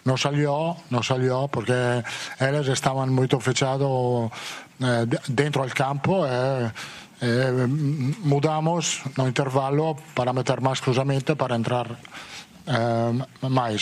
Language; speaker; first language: Portuguese; non-native, fluent; Italian